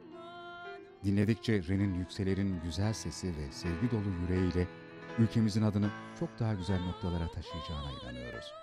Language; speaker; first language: Turkish; native; Turkish